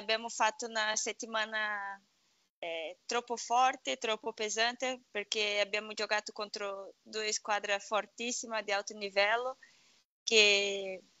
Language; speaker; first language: Italian; non-native, learner; Portuguese